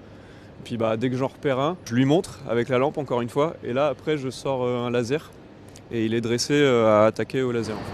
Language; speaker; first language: French; native; French